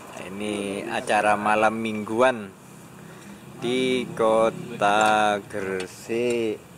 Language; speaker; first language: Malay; non-native, local second language; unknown